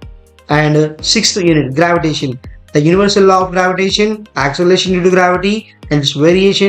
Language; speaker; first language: English; non-native, local second language; Telugu